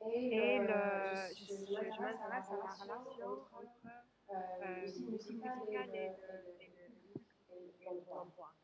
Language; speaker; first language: French; non-native, fluent; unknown